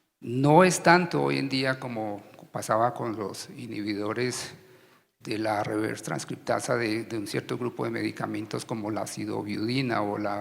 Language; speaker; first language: Spanish; native; Spanish